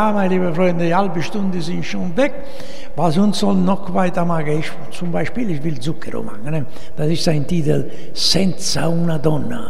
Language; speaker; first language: German; non-native, learner; Italian